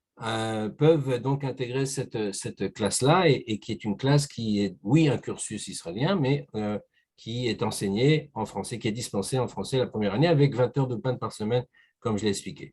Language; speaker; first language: French; native; French